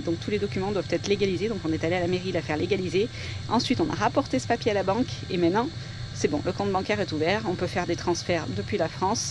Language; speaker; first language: French; native; French